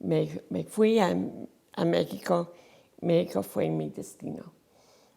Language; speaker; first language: Spanish; non-native, fluent; English